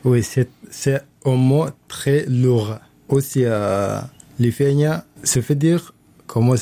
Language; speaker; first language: French; non-native, learner; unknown